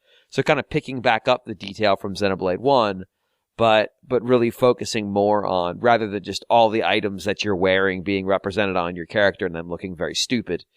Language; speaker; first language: English; native; English